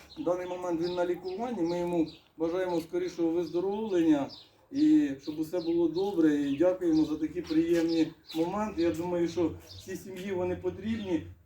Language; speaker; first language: Ukrainian; native; Ukrainian